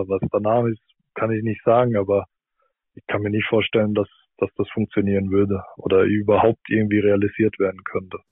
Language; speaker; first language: German; native; German